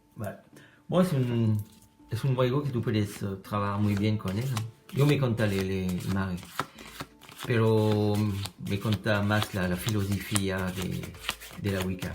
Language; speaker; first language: Spanish; non-native, learner; French